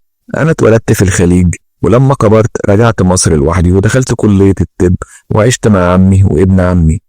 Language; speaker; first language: Arabic; native; Arabic